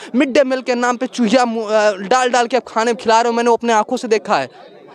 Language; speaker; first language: Hindi; native; Hindi